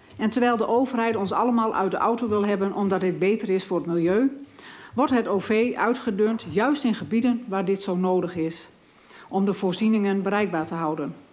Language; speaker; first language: Dutch; native; Dutch